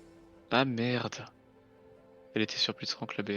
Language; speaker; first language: French; native; French